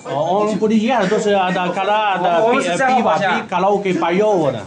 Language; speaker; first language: Russian; non-native, learner; Chinese